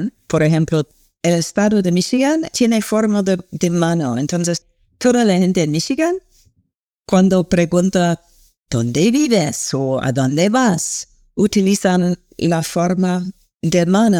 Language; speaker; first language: Spanish; non-native, learner; English